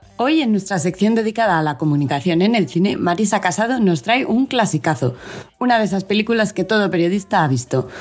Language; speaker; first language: Spanish; native; Spanish